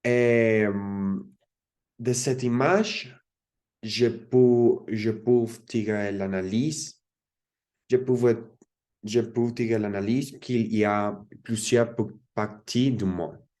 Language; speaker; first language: French; non-native, learner; Spanish